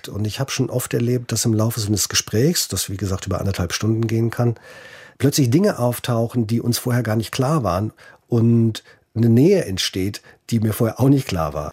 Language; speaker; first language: German; native; German